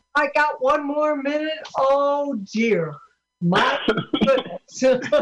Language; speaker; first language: English; native; English